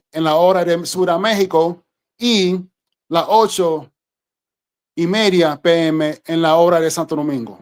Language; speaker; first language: Spanish; non-native, fluent; English